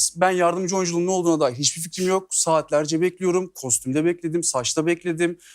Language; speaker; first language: Turkish; native; Turkish